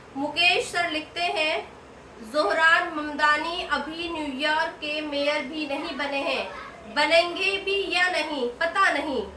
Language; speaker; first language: Hindi; native; Hindi